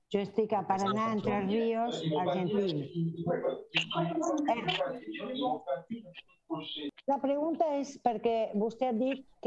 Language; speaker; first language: Catalan; early bilingual, heritage; Spanish